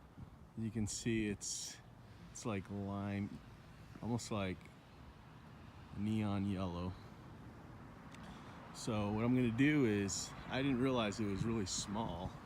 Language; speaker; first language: English; native; English